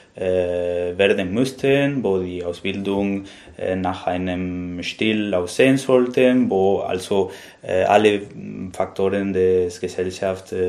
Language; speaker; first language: German; non-native, fluent; Spanish